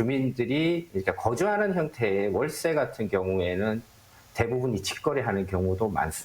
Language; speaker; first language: Korean; native; Korean